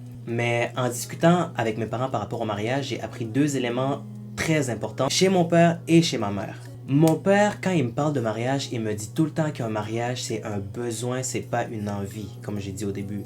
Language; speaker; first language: French; native; French